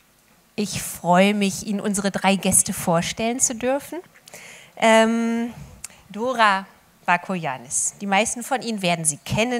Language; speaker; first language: German; native; German